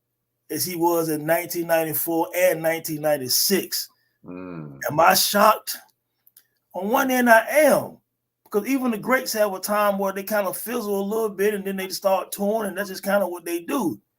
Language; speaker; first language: English; native; English